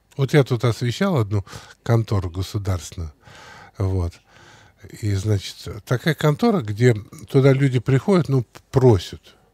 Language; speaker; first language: Russian; native; Russian